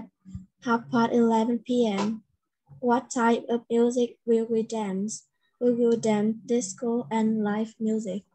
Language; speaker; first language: English; non-native, learner; Vietnamese